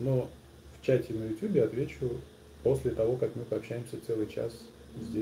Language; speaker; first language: Russian; native; Russian